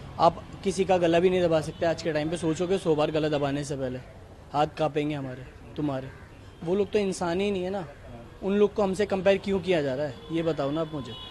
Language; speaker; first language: Hindi; native; Hindi